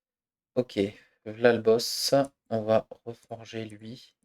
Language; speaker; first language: French; native; French